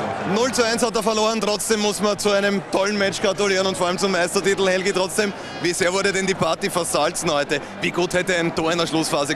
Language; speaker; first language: German; native; German